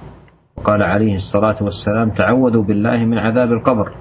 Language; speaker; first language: Arabic; native; Arabic